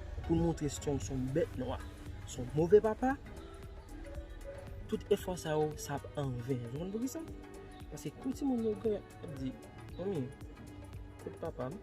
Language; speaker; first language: French; non-native, local second language; Haitian Creole